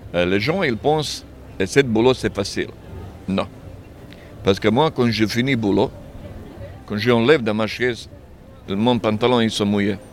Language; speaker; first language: French; non-native, learner; Serbian